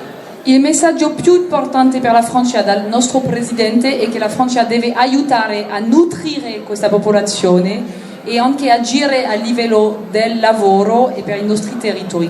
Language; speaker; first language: Italian; non-native, learner; French